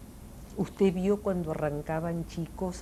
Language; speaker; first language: Spanish; native; Spanish